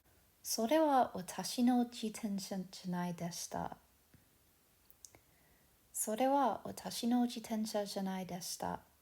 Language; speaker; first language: Japanese; non-native, fluent; English